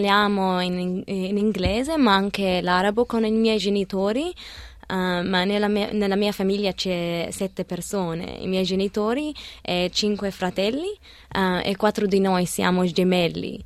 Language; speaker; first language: Italian; early bilingual, other home language; Arabic